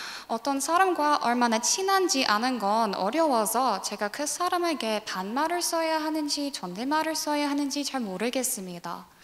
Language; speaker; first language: Korean; non-native, learner; English